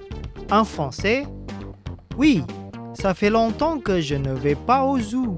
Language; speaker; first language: French; non-native, fluent; Indonesian